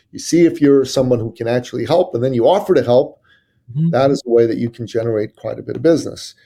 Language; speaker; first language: English; early bilingual, other home language; Persian